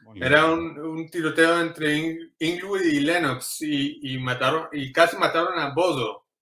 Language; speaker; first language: Spanish; early bilingual, heritage; Spanish